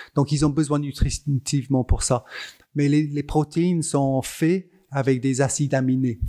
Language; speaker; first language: French; non-native, fluent; English